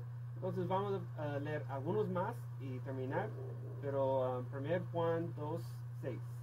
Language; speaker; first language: Spanish; non-native, fluent; English